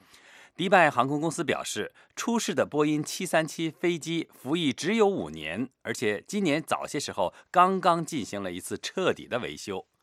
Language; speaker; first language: Chinese; native; Chinese